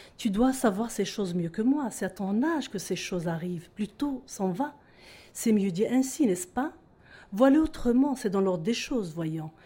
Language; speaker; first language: French; non-native, local second language; Arabic